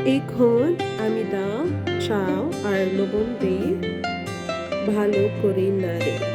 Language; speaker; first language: Bangla; non-native, learner; Filipino